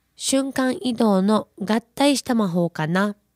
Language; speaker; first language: Japanese; native; Japanese